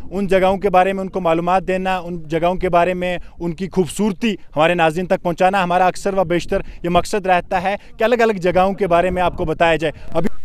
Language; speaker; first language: Hindi; non-native, local second language; Kashmiri